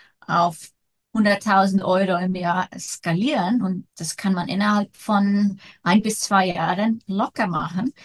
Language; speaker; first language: German; non-native, fluent; Icelandic